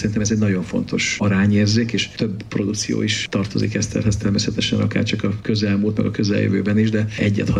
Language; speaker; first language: Hungarian; native; Hungarian